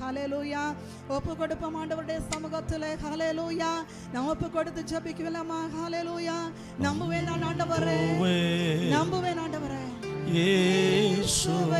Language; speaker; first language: Tamil; native; Tamil